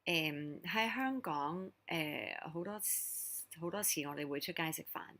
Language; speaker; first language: Cantonese; non-native, fluent; English